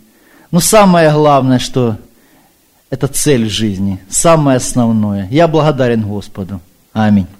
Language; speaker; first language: Russian; early bilingual, heritage; Ukrainian